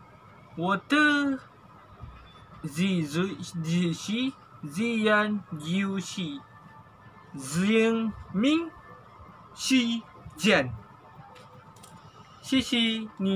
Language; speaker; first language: Chinese; non-native, learner; Malay